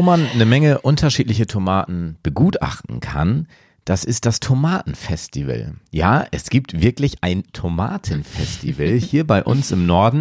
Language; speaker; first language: German; native; German